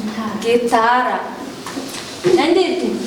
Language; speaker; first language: Russian; non-native, fluent; Mongolian